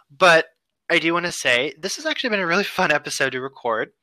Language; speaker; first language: English; native; English